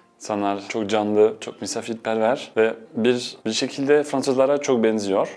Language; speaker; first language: Turkish; non-native, fluent; French